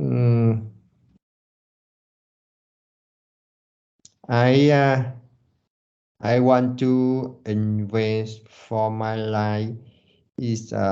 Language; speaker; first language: English; non-native, learner; Vietnamese